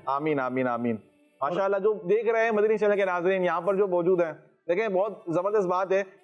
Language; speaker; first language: Urdu; native; Urdu